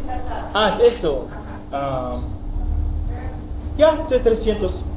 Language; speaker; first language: Spanish; non-native, fluent; German